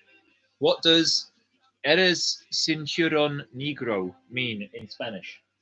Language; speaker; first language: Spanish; non-native, learner; English